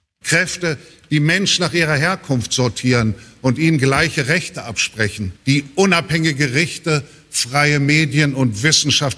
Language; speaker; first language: German; native; German